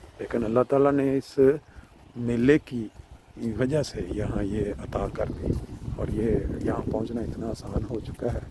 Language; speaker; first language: Urdu; non-native, local second language; Punjabi